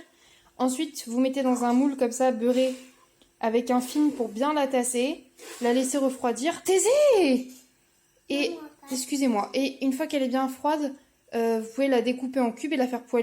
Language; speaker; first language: French; native; French